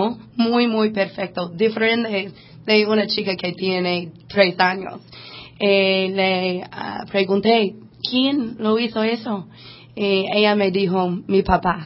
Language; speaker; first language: Spanish; non-native, learner; English